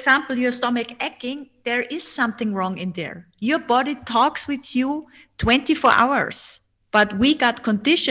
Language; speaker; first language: English; non-native, fluent; German